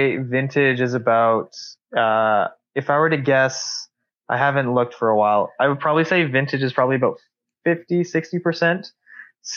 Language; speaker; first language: English; native; English